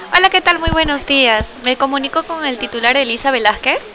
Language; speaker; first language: Spanish; native; Spanish